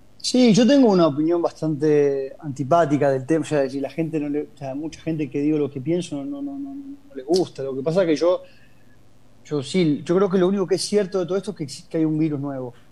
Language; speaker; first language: Spanish; native; Spanish